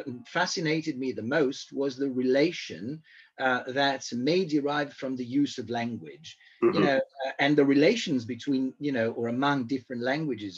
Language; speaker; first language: English; non-native, fluent; Italian